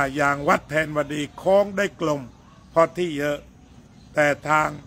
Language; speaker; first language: Thai; native; Thai